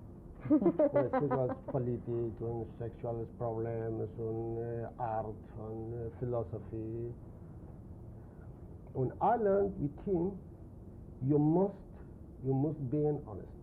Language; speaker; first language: English; non-native, learner; Spanish